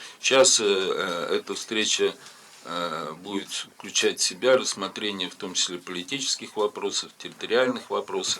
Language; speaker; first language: Russian; native; Russian